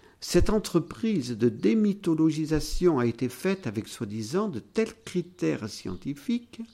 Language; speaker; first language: French; native; French